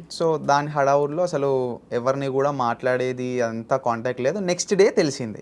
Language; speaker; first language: Telugu; native; Telugu